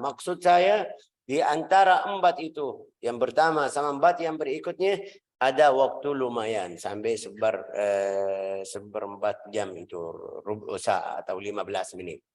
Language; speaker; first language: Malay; non-native, fluent; Arabic